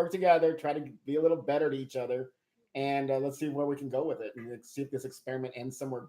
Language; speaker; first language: English; native; English